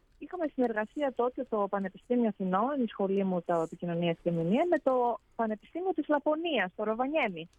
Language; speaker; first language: Greek; native; Greek